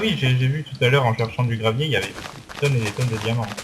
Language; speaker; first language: French; native; French